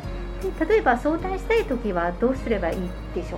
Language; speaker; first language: Japanese; non-native, fluent; Chinese